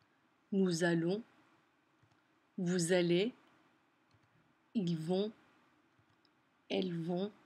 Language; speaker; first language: French; non-native, fluent; English